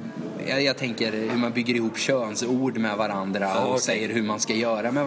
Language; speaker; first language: Swedish; native; Swedish